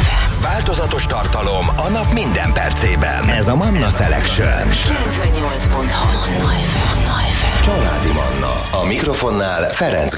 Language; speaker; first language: Hungarian; native; Hungarian